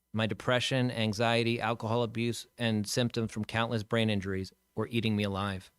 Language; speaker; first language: English; native; English